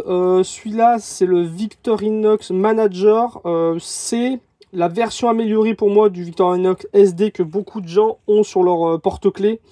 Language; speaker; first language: French; native; French